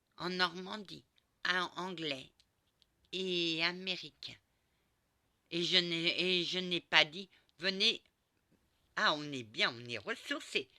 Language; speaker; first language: French; early bilingual, other home language; Portuguese